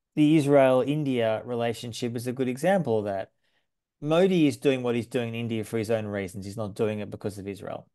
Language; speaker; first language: English; native; English